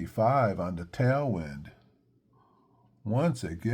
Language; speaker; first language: English; native; English